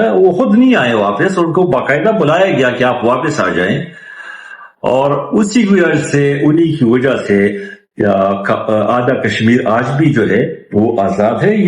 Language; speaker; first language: Urdu; non-native, local second language; Pashto